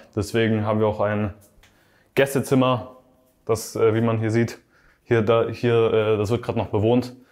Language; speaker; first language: German; native; German